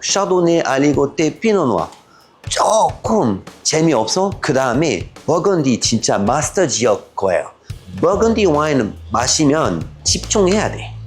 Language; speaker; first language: Korean; non-native, learner; French